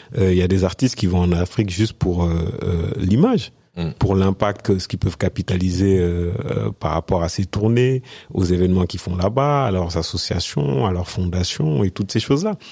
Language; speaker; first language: French; early bilingual, other home language; Wolof